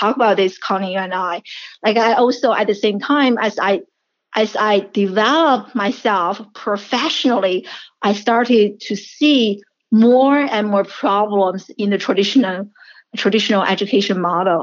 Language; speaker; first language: English; non-native, fluent; Chinese